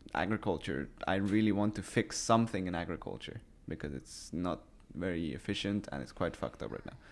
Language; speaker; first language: English; early bilingual, other home language; Persian